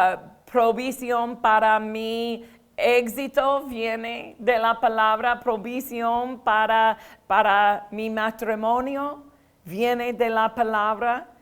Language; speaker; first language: Spanish; non-native, fluent; English